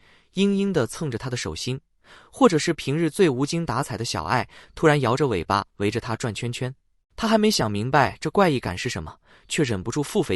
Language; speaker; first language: Chinese; native; Chinese